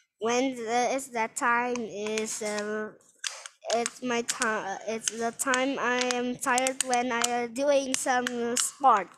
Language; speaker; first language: English; non-native, learner; Vietnamese